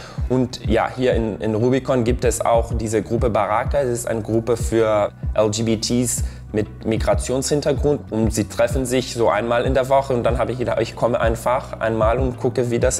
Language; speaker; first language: German; non-native, fluent; Portuguese